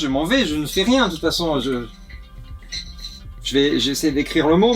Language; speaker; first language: French; native; French